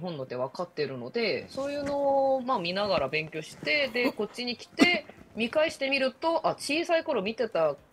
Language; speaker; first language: Japanese; non-native, fluent; Korean